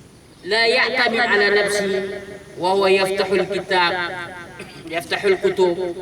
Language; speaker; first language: Arabic; non-native, fluent; Indonesian